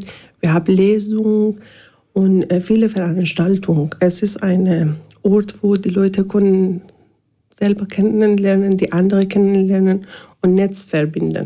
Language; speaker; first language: German; non-native, fluent; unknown